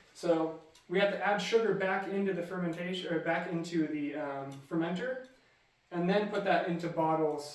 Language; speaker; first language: English; native; English